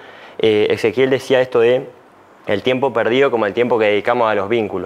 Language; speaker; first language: Spanish; native; Spanish